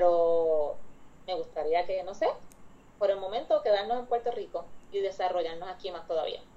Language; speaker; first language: Spanish; native; Spanish